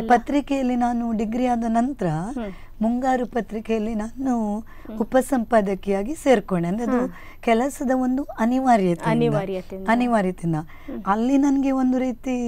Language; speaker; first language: Kannada; native; Kannada